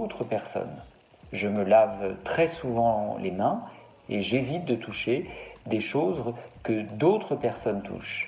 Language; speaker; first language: French; native; French